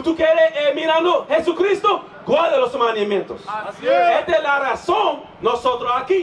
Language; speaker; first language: Spanish; non-native, learner; English